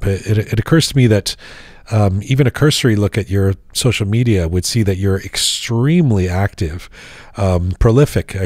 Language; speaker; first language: English; native; English